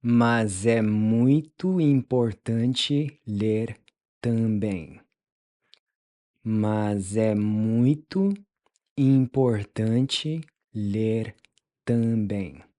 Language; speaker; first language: Portuguese; non-native, fluent; English